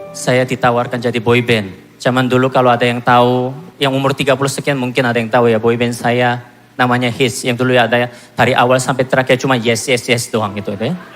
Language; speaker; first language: Indonesian; non-native, fluent; Korean